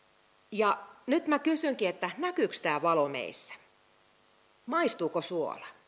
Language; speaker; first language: Finnish; native; Finnish